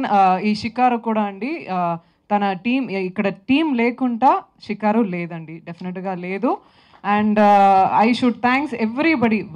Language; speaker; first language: Telugu; non-native, local second language; Tamil